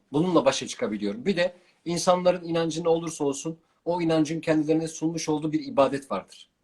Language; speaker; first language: Turkish; non-native, local second language; Kurdish